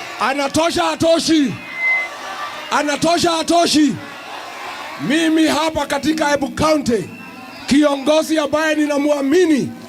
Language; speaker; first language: Swahili; non-native, local second language; Kikuyu